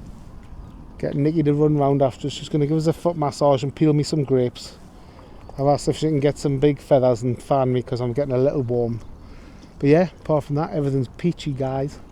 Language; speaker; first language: English; native; English